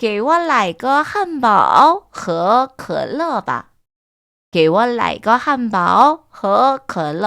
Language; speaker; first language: Chinese; non-native, fluent; Korean